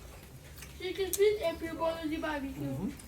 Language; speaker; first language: Italian; early bilingual, other home language; Filipino